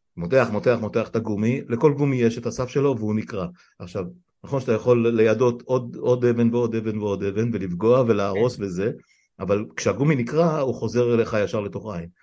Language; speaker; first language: Hebrew; native; Hebrew